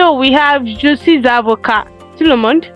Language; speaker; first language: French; non-native, fluent; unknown